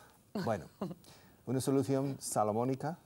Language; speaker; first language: Spanish; non-native, fluent; English